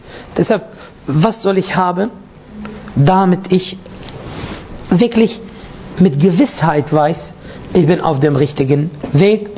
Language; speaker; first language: German; non-native, fluent; Arabic